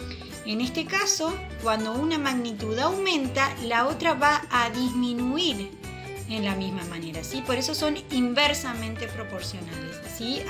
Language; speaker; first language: Spanish; native; Spanish